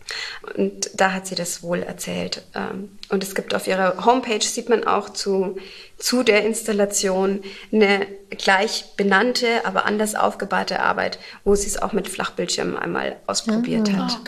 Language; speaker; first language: German; native; German